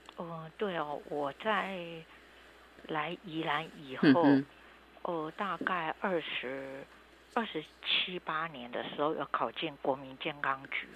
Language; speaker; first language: Chinese; non-native, local second language; Hakka Chinese